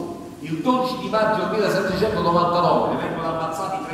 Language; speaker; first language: Italian; native; Italian